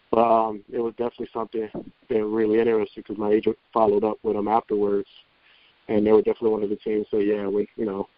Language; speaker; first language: English; native; English